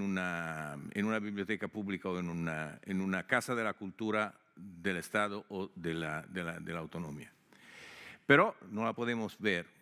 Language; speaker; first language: Spanish; non-native, fluent; Italian